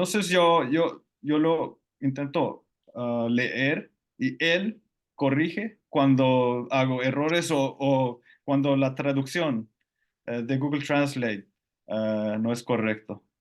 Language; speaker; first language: Spanish; non-native, fluent; Finnish